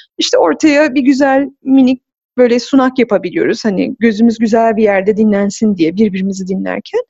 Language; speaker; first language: Turkish; native; Turkish